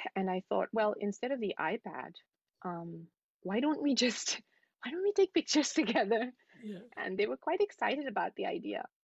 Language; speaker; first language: English; non-native, local second language; Hindi